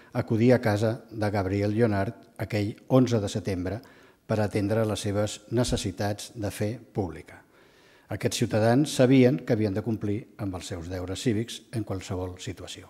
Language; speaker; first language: Catalan; native; Catalan